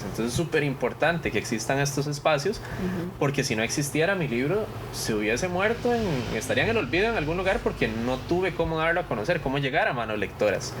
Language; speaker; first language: Spanish; native; Spanish